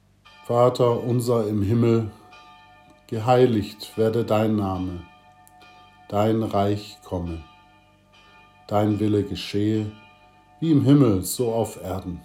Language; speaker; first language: German; native; German